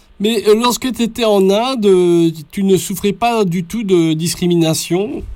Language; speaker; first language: French; native; French